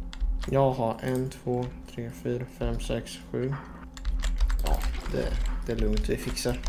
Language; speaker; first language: Swedish; non-native, fluent; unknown